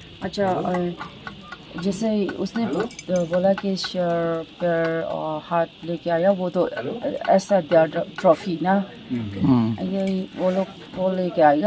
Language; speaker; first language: Hindi; non-native, local second language; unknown